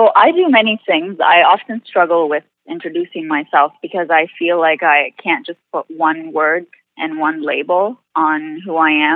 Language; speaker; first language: English; non-native, fluent; Arabic